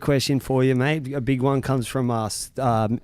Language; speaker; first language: English; native; English